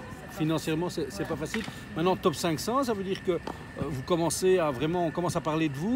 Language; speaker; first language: French; native; French